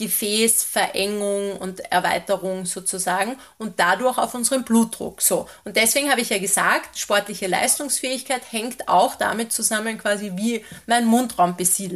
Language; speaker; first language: German; native; German